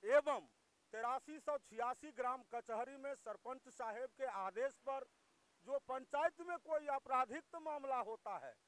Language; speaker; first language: Hindi; native; Hindi